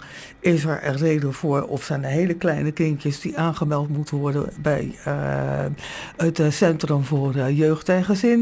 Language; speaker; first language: Dutch; native; Dutch